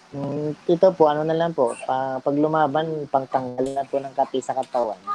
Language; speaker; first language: Filipino; native; Filipino